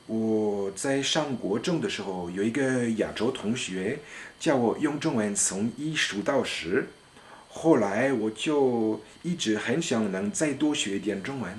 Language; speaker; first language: Chinese; non-native, fluent; French